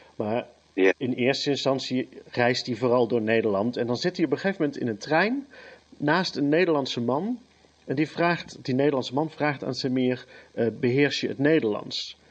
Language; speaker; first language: Dutch; native; Dutch